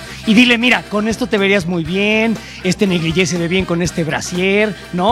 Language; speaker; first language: Spanish; native; Spanish